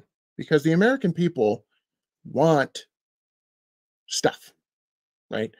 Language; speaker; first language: English; native; English